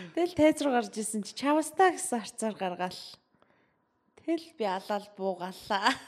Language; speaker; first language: Mongolian; early bilingual, heritage; Mongolian